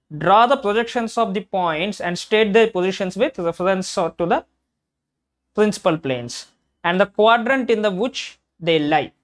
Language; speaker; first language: English; non-native, local second language; Telugu